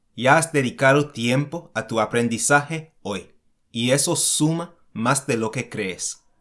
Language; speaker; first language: Spanish; non-native, fluent; English